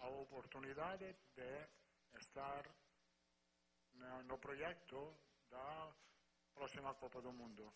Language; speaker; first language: Portuguese; non-native, fluent; Spanish